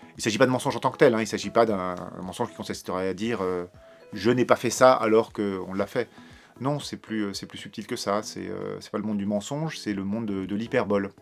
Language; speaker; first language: French; native; French